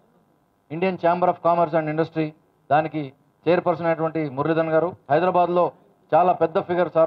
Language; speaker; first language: Telugu; native; Telugu